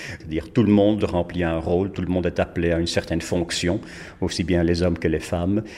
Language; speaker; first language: French; non-native, local second language; Dutch